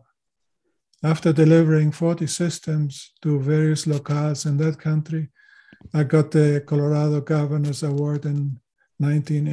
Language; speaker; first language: English; non-native, fluent; German